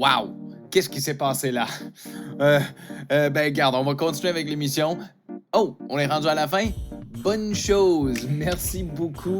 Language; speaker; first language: French; native; French